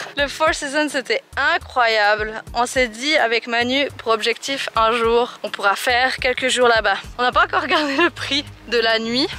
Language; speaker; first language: French; native; French